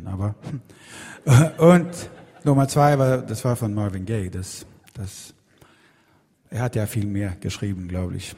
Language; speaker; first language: German; non-native, fluent; Swedish